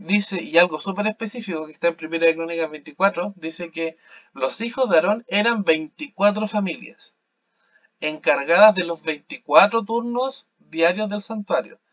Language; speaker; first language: Spanish; native; Spanish